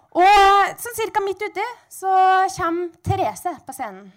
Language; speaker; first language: Norwegian; native; Norwegian